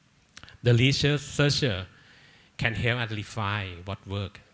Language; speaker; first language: English; non-native, learner; Thai